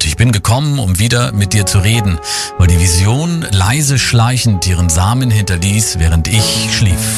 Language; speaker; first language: German; native; German